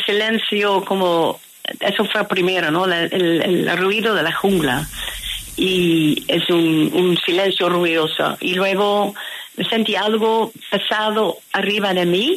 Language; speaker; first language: Spanish; non-native, fluent; Dutch